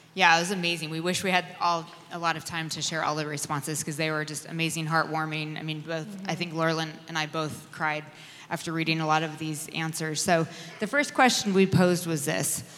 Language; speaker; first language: English; native; English